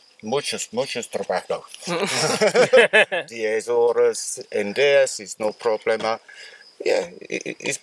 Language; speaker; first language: Spanish; non-native, learner; English